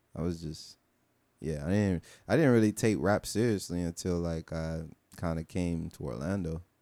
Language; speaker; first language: English; early bilingual, other home language; Haitian Creole